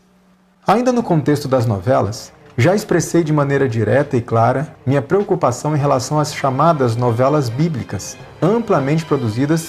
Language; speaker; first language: Portuguese; native; Portuguese